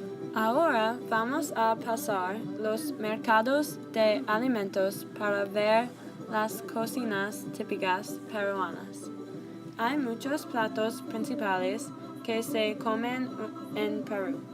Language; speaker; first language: Spanish; non-native, learner; English